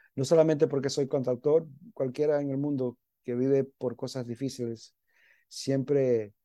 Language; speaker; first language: Spanish; early bilingual, heritage; Spanish